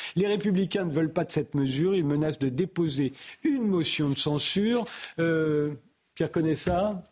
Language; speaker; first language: French; native; French